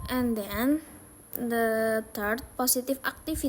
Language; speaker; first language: English; non-native, learner; Indonesian